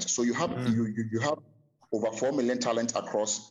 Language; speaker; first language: English; non-native, local second language; Akan